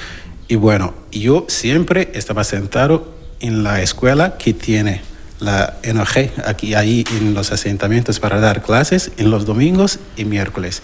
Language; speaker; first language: Spanish; non-native, learner; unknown